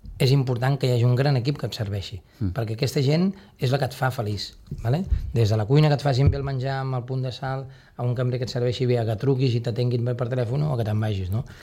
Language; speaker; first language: Catalan; native; Catalan